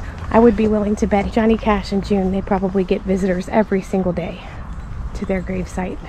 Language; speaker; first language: English; native; English